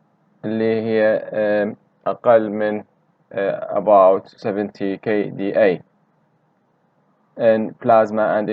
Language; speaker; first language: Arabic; native; Arabic